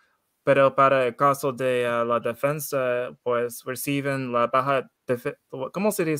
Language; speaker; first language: Spanish; non-native, learner; English